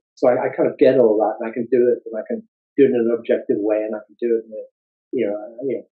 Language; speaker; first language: English; native; English